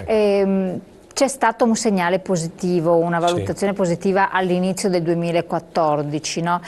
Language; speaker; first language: Italian; native; Italian